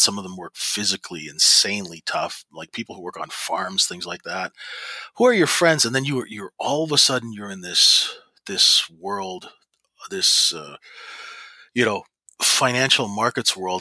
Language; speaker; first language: English; native; English